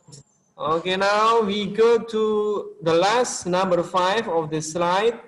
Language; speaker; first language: English; non-native, local second language; Indonesian